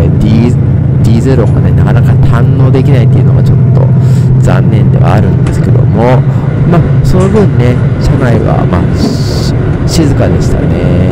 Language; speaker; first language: Japanese; native; Japanese